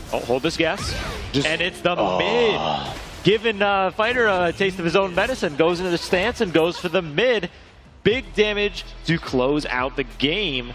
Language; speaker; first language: English; native; English